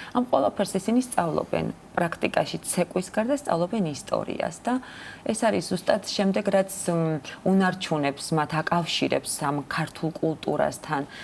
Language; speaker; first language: Georgian; native; Georgian